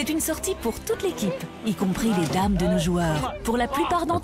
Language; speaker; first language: French; native; French